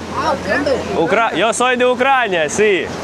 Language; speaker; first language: Spanish; non-native, learner; Ukrainian